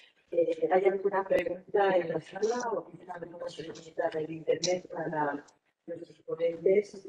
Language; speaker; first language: Spanish; native; Spanish